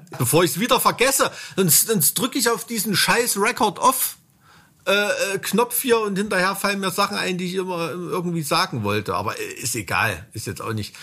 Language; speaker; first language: German; native; German